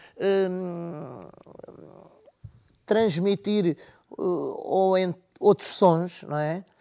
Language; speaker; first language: Portuguese; native; Portuguese